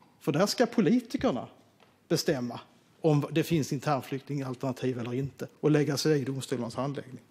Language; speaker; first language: Swedish; native; Swedish